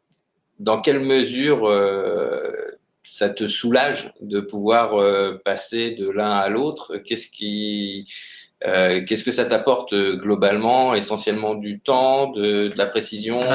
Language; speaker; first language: French; native; French